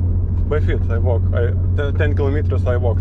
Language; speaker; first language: English; non-native, learner; Lithuanian